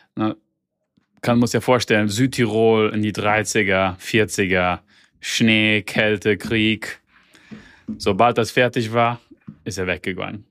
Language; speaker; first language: German; early bilingual, heritage; Italian